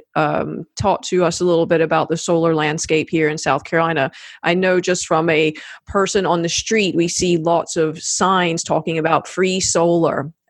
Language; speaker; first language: English; native; English